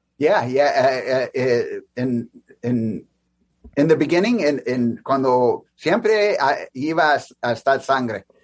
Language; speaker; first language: Spanish; early bilingual, heritage; English